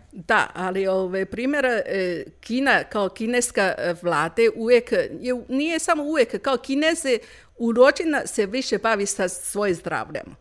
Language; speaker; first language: Croatian; non-native, learner; Chinese